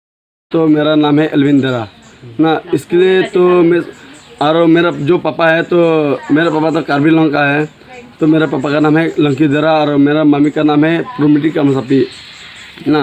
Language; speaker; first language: Hindi; non-native, local second language; Karbi